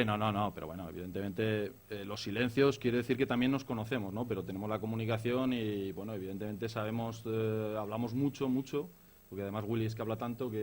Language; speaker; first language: Spanish; native; Spanish